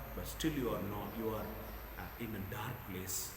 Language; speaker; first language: English; non-native, local second language; Telugu